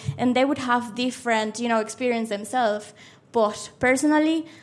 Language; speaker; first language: English; non-native, fluent; Spanish